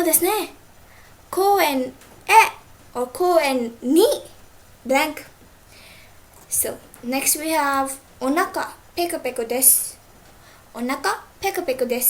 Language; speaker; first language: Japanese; non-native, fluent; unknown